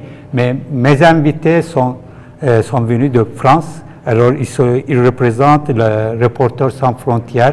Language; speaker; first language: French; non-native, fluent; Turkish